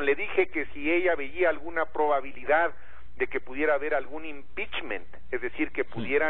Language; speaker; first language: Spanish; native; Spanish